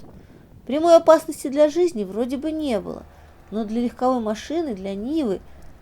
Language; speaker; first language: Russian; native; Russian